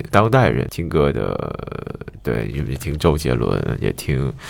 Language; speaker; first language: Chinese; native; Chinese